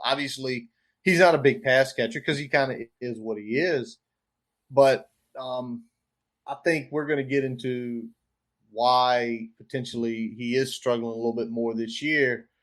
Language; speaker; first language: English; native; English